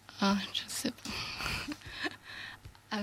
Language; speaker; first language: French; non-native, learner; Chinese